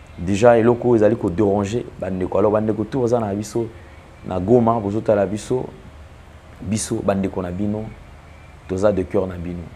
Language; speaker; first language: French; non-native, local second language; Lingala